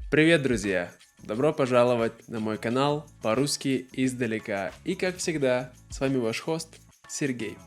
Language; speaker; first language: Russian; native; Russian